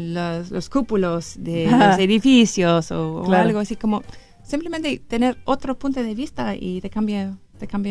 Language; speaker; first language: Spanish; non-native, learner; English